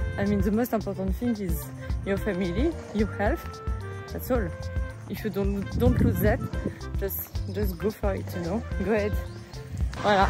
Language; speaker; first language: English; non-native, fluent; French